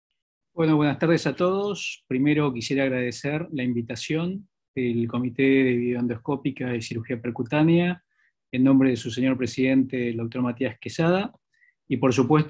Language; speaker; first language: Spanish; native; Spanish